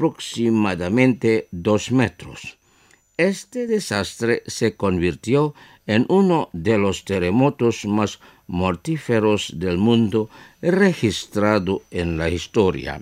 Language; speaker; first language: Spanish; non-native, fluent; Indonesian